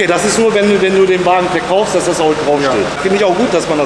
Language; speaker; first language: German; native; German